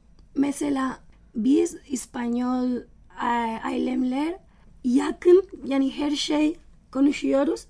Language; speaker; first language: Turkish; non-native, learner; Spanish